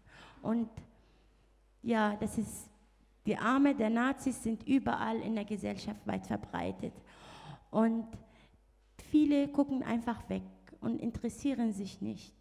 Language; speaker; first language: German; non-native, fluent; Arabic